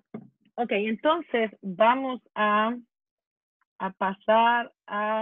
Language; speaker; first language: Spanish; non-native, fluent; English